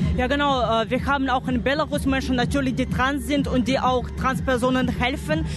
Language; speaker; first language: German; non-native, fluent; Russian